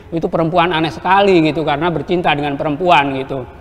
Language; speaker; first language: Indonesian; native; Indonesian